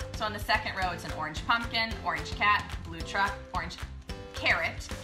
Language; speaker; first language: English; native; English